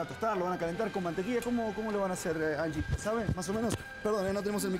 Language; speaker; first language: Spanish; native; Spanish